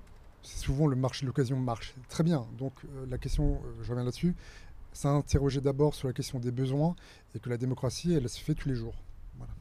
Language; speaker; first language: French; native; French